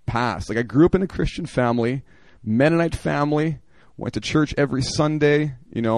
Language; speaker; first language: English; native; English